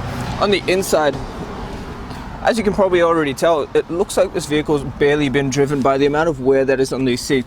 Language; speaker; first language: English; native; English